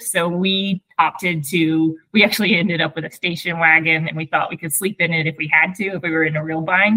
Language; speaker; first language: English; native; English